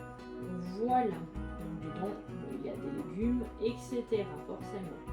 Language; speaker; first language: French; native; French